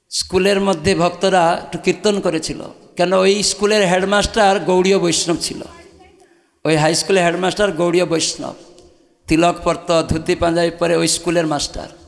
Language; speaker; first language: Bangla; non-native, fluent; Odia